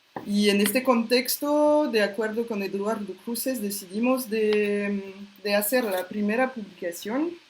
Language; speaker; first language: Spanish; non-native, fluent; French